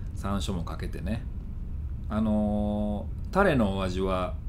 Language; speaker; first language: Japanese; native; Japanese